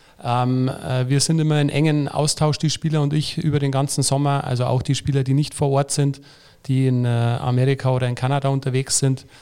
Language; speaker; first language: German; native; German